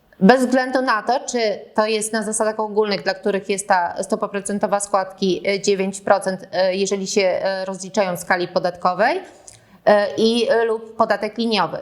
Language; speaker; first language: Polish; native; Polish